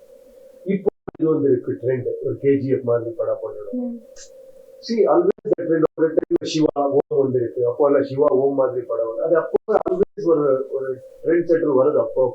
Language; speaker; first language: Tamil; non-native, learner; Kannada